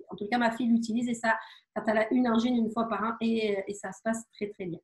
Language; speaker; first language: French; native; French